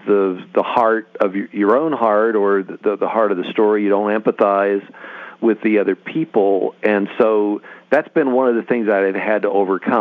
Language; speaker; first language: English; native; English